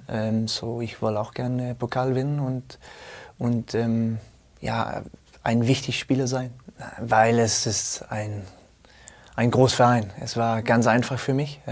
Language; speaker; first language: German; non-native, learner; Danish